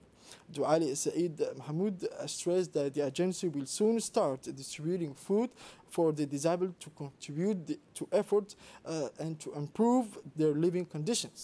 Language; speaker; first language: English; non-native, fluent; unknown